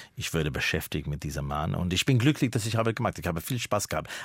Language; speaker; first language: German; non-native, fluent; English